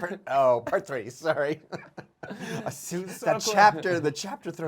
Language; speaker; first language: English; native; English